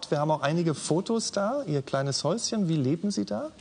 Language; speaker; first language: German; native; German